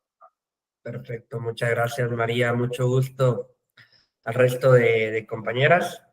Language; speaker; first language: Spanish; native; Spanish